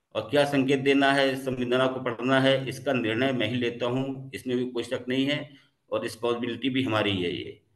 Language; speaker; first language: Hindi; native; Hindi